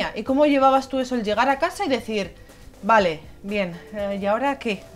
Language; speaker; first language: Spanish; native; Spanish